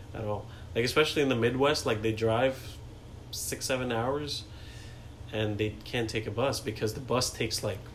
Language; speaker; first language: English; non-native, local second language; Hindi